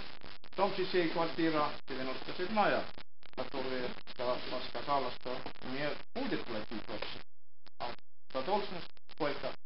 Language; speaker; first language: Russian; non-native, local second language; Estonian